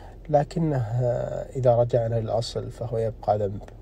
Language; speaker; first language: Arabic; native; Arabic